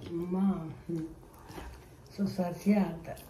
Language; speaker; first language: Italian; native; Italian